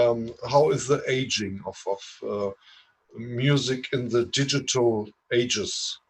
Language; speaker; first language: English; non-native, fluent; German